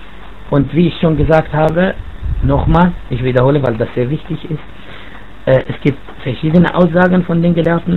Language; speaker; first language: German; non-native, fluent; Arabic